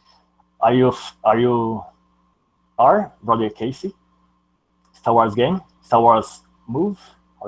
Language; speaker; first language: English; non-native, learner; Portuguese